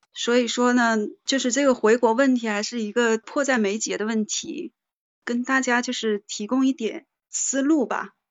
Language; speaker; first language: Chinese; native; Chinese